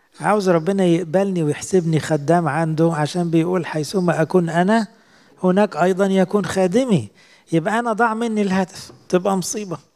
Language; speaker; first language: Arabic; native; Arabic